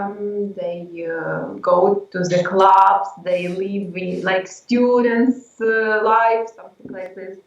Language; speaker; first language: English; non-native, learner; Ukrainian